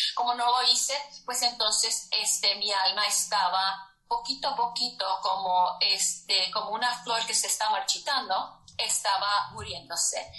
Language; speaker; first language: Spanish; early bilingual, heritage; Spanish